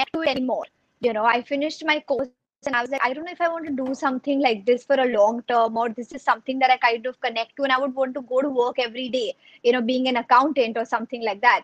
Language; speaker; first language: English; non-native, local second language; Hindi